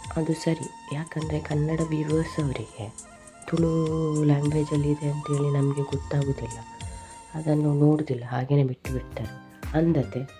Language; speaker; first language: Kannada; non-native, local second language; Tulu